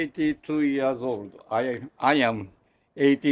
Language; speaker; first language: English; non-native, learner; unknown